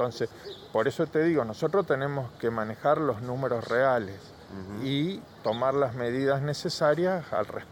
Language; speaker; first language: Spanish; native; Spanish